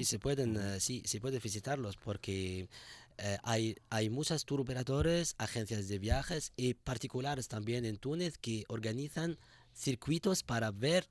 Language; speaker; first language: Spanish; non-native, fluent; Arabic